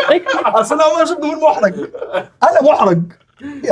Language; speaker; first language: Arabic; native; Arabic